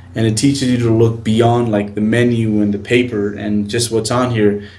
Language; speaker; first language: English; native; English